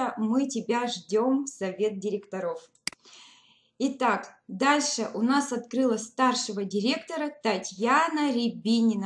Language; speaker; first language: Russian; native; Russian